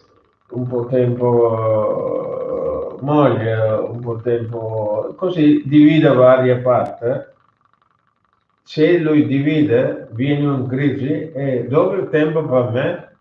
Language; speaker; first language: Italian; non-native, learner; Hindi